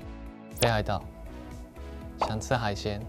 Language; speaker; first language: Chinese; non-native, fluent; Japanese